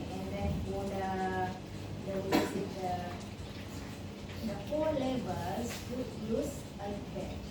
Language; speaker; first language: English; non-native, fluent; Indonesian